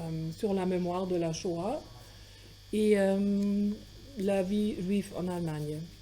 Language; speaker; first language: French; non-native, fluent; German